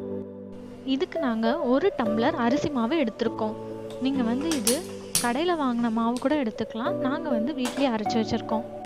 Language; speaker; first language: Tamil; native; Tamil